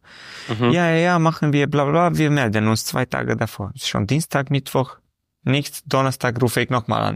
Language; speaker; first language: German; non-native, learner; Romanian